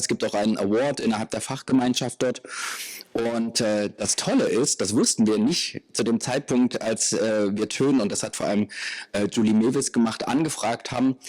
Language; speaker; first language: German; native; German